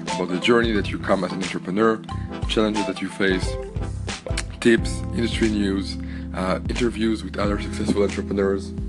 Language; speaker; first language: English; non-native, fluent; French